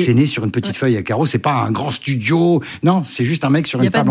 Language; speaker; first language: French; native; French